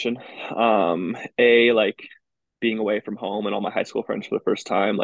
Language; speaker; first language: English; native; English